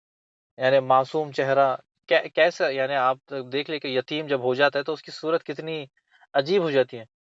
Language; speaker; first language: Urdu; native; Urdu